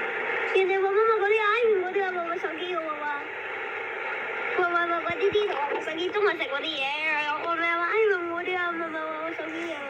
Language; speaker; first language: Cantonese; early bilingual, heritage; Cantonese